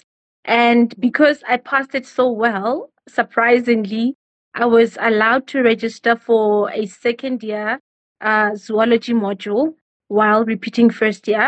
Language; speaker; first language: English; non-native, local second language; Northern Sotho